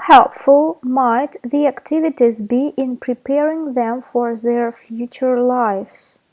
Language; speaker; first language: English; non-native, fluent; Russian